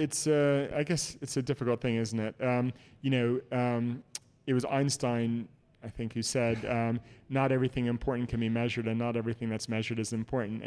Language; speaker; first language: English; native; English